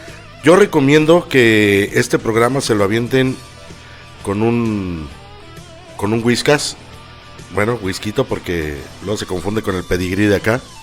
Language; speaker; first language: Spanish; native; Spanish